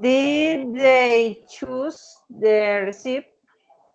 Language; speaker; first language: English; non-native, learner; Spanish